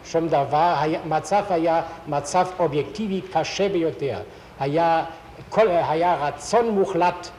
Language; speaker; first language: Hebrew; non-native, fluent; German